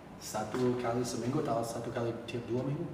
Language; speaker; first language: Indonesian; non-native, fluent; English